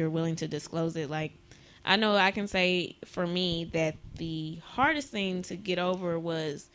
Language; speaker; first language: English; native; English